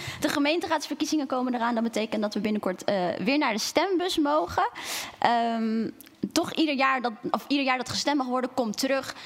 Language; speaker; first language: Dutch; native; Dutch